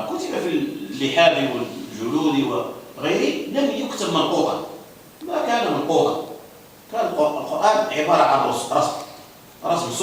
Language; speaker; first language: Arabic; native; Arabic